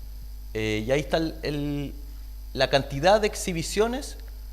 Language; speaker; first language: Spanish; native; Spanish